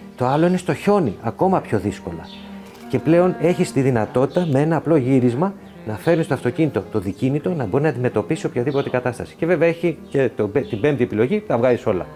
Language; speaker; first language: Greek; native; Greek